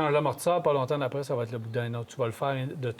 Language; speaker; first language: French; native; French